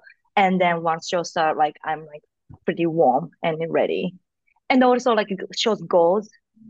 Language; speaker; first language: English; non-native, learner; Japanese